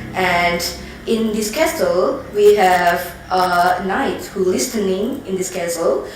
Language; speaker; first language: English; non-native, learner; Indonesian